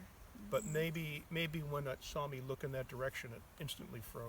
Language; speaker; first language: English; native; English